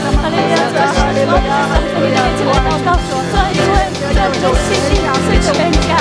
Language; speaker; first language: Chinese; native; Chinese